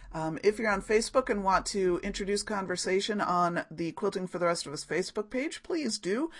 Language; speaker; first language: English; native; English